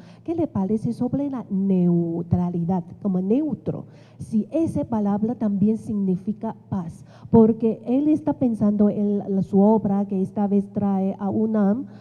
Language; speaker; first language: Spanish; non-native, fluent; Chinese